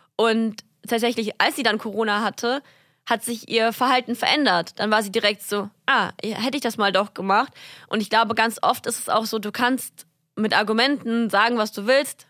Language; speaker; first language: German; early bilingual, other home language; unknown